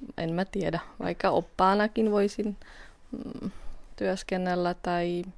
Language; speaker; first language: Finnish; non-native, fluent; Slovak